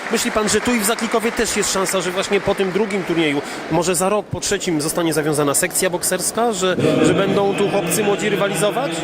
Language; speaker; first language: Polish; native; Polish